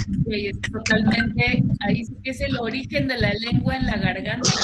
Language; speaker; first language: Spanish; native; Spanish